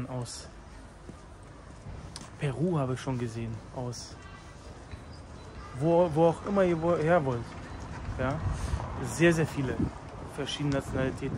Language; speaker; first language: German; native; German